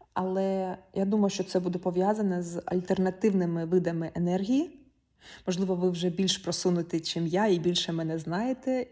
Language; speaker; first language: Ukrainian; non-native, local second language; Russian